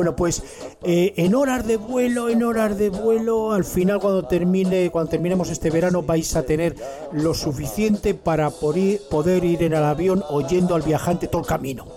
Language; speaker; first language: Spanish; native; Spanish